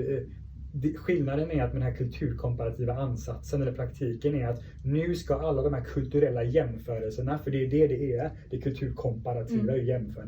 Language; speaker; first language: Swedish; early bilingual, other home language; Persian